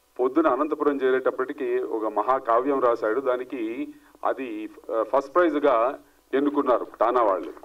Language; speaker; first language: Telugu; native; Telugu